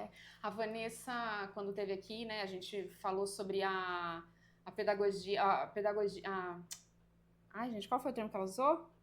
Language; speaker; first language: Portuguese; native; Portuguese